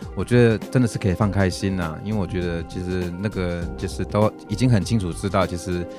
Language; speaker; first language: Chinese; non-native, local second language; Min Nan Chinese